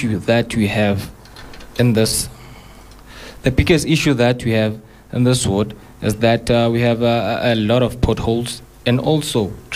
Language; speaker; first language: English; non-native, local second language; Zulu